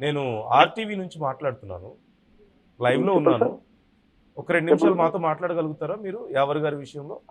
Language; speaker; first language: Telugu; native; Telugu